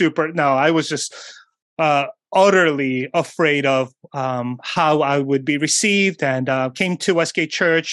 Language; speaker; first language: English; early bilingual, other home language; Korean